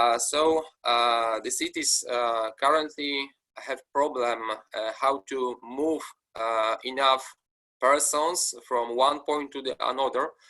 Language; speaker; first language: English; non-native, fluent; Polish